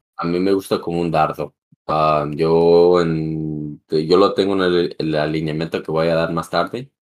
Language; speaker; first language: Spanish; early bilingual, heritage; Spanish